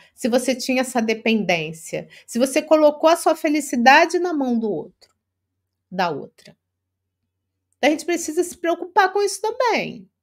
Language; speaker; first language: Portuguese; native; Portuguese